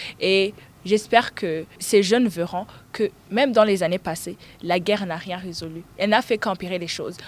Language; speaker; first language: French; non-native, local second language; Rundi